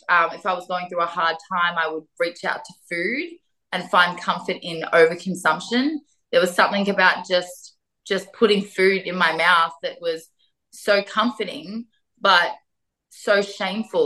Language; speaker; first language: English; native; English